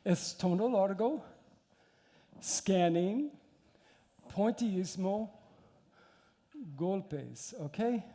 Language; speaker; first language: Spanish; non-native, learner; English